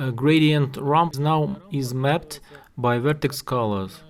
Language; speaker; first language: English; non-native, learner; Russian